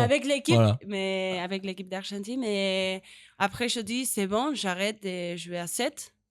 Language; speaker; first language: French; non-native, learner; Spanish